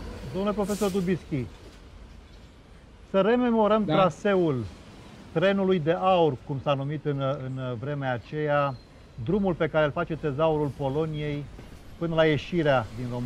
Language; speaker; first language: Romanian; native; Romanian